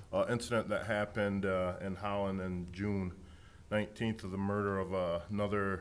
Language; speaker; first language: English; native; English